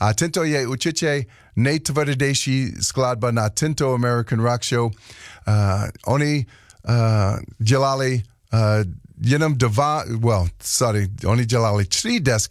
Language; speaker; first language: Czech; non-native, learner; English